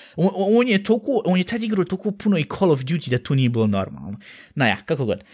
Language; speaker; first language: Bosnian; early bilingual, heritage; Bosnian